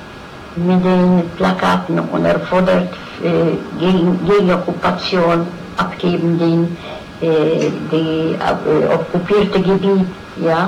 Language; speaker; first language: German; non-native, fluent; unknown